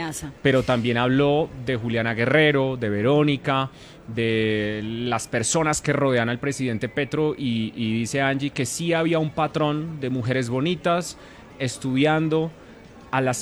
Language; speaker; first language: Spanish; native; Spanish